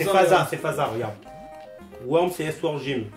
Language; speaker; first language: French; native; French